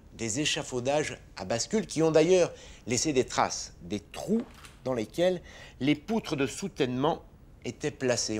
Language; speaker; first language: French; native; French